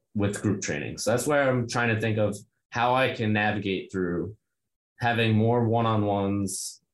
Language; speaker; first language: English; native; English